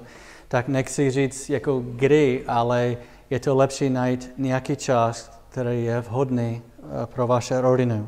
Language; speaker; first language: Czech; non-native, fluent; English